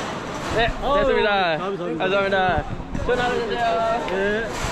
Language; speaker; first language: Korean; non-native, fluent; Dutch